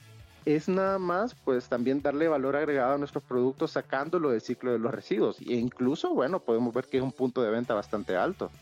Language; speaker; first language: Spanish; native; Spanish